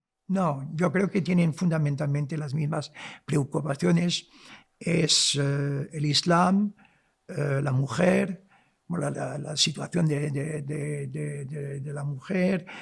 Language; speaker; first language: Spanish; non-native, local second language; Arabic